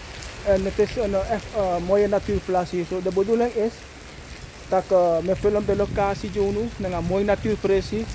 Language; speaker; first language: Dutch; non-native, local second language; Sranan Tongo